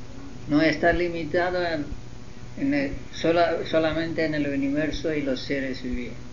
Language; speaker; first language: Spanish; non-native, fluent; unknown